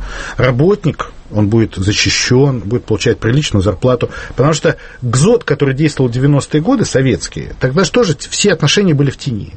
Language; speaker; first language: Russian; native; Russian